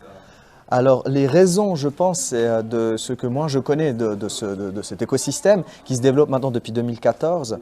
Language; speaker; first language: French; native; French